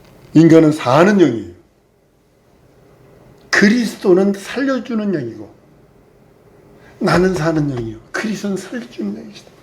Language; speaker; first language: Korean; native; Korean